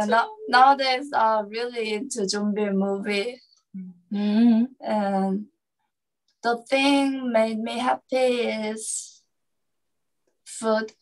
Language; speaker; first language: English; non-native, learner; Korean